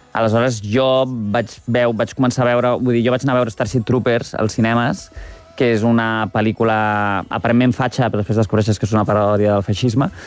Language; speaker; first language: Catalan; native; Catalan